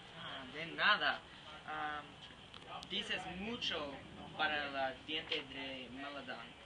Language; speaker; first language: Spanish; non-native, learner; English